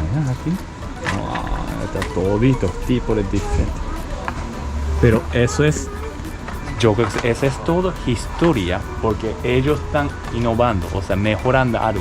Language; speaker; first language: Spanish; non-native, learner; Japanese